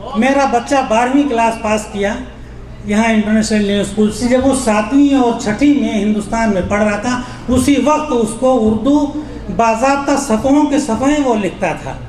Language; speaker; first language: Urdu; native; Urdu